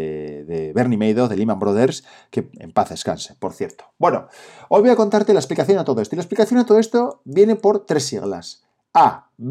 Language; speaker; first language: Spanish; native; Spanish